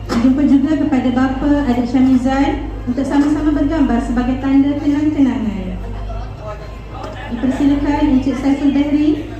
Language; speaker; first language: Malay; native; Malay